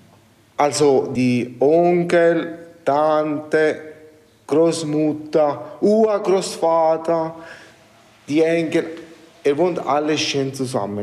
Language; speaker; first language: German; non-native, learner; Italian